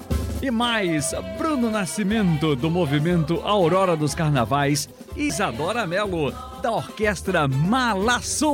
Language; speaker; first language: Portuguese; native; Portuguese